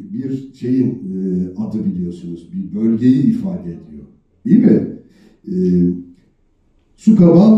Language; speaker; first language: Turkish; native; Turkish